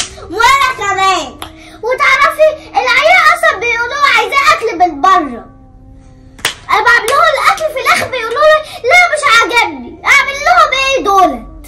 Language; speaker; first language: Arabic; native; Arabic